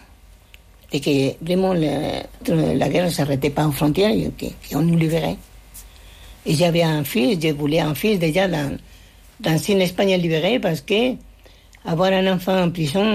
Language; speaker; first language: French; non-native, fluent; Spanish